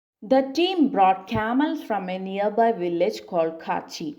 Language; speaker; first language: English; non-native, local second language; Malayalam